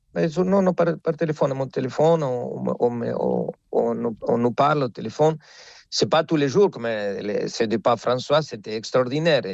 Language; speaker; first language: French; non-native, fluent; Spanish